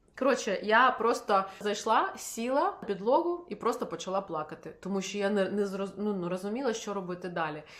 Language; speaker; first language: Ukrainian; non-native, local second language; Russian